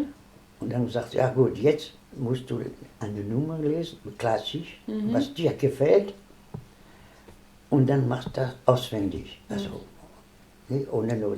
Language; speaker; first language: German; non-native, learner; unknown